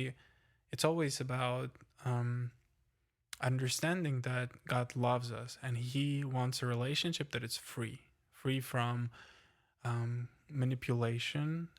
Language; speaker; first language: English; non-native, fluent; Ukrainian